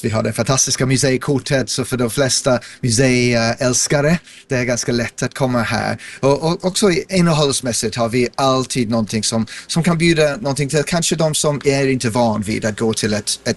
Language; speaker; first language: Swedish; non-native, fluent; English